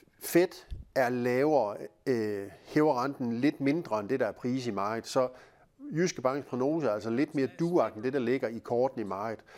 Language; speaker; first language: Danish; native; Danish